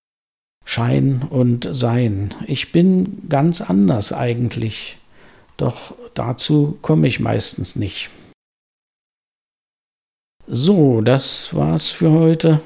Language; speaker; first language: German; native; German